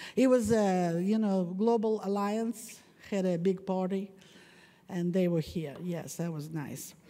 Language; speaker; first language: English; non-native, fluent; Russian